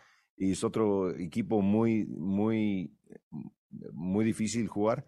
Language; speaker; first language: Spanish; early bilingual, heritage; English